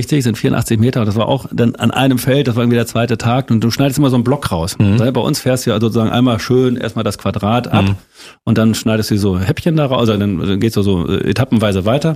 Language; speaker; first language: German; native; German